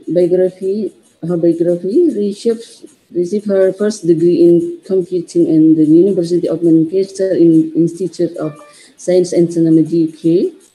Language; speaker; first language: English; non-native, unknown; Indonesian